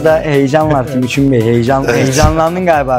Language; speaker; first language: Turkish; native; Turkish